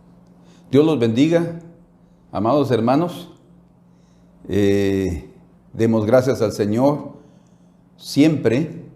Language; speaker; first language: Spanish; native; Spanish